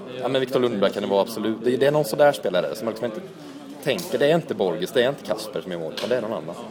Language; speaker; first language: Swedish; native; Swedish